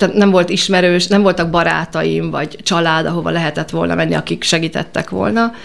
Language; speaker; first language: Hungarian; native; Hungarian